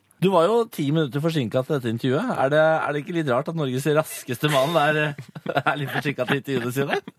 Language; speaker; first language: Norwegian; native; Norwegian